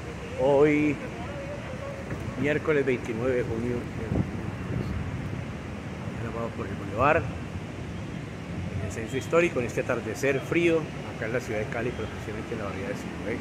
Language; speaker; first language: Spanish; native; Spanish